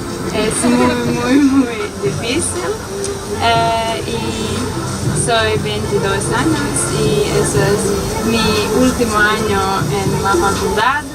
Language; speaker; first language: Spanish; non-native, learner; Croatian